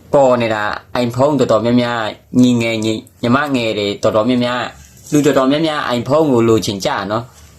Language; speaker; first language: Burmese; non-native, local second language; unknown